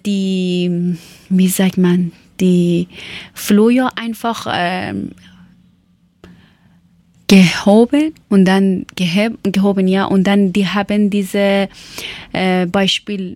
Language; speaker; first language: German; non-native, learner; Persian